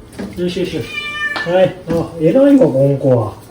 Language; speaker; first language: Japanese; native; Japanese